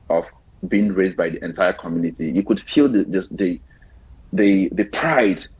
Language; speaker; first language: English; non-native, local second language; Igbo